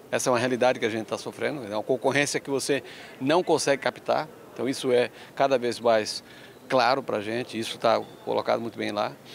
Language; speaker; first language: Portuguese; early bilingual, other home language; Spanish